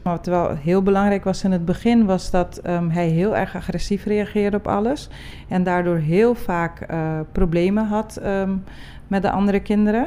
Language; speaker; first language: Dutch; non-native, local second language; Papiamento